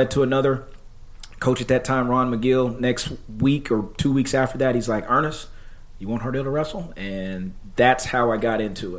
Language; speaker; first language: English; native; English